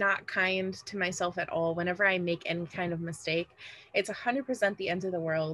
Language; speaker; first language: English; early bilingual, other home language; Spanish